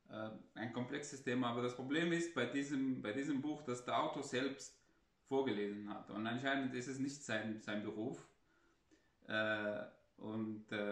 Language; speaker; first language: German; non-native, fluent; Arabic